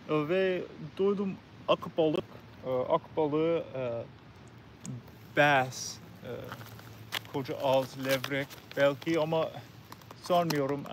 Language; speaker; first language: Turkish; non-native, learner; English